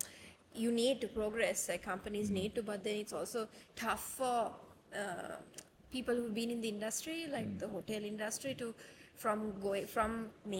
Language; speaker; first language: English; non-native, local second language; Sinhala